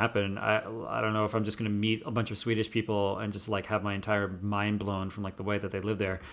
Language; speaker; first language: English; native; English